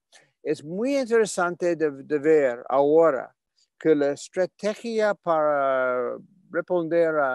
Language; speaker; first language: Spanish; non-native, fluent; English